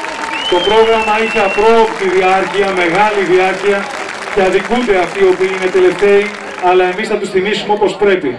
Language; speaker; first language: Greek; native; Greek